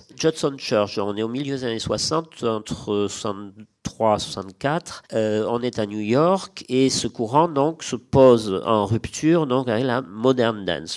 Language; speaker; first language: French; native; French